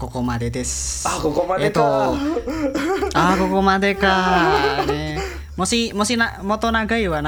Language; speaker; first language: Japanese; non-native, learner; Indonesian